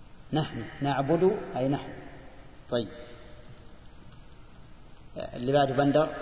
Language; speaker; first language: Arabic; native; Arabic